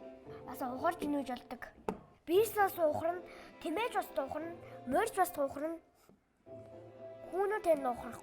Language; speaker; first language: Mongolian; native; Mongolian